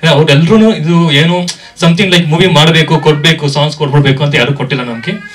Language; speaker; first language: Kannada; non-native, local second language; Telugu